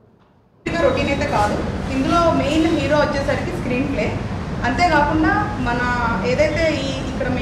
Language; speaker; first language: Telugu; non-native, fluent; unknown